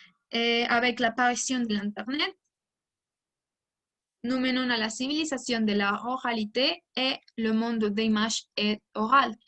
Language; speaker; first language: French; non-native, learner; Spanish